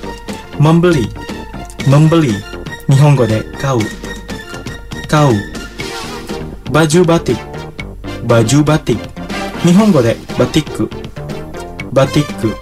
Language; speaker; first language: Japanese; non-native, fluent; Indonesian